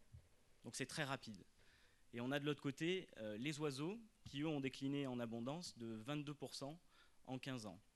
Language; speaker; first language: French; native; French